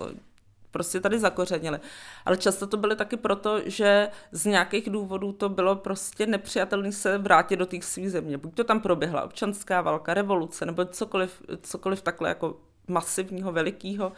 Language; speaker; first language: Czech; native; Czech